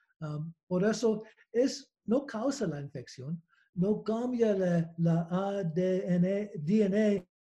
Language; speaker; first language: Spanish; non-native, learner; English